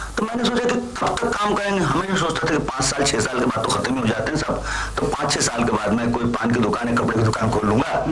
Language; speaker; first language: Hindi; non-native, local second language; Bangla